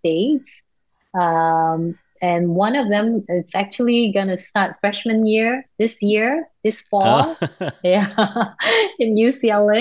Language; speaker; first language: English; non-native, local second language; Cantonese